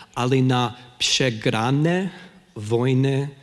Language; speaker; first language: Polish; non-native, fluent; English